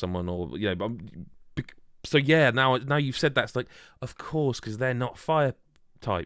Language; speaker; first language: English; native; English